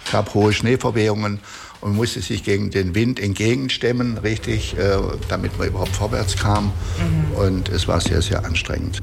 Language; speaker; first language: German; native; German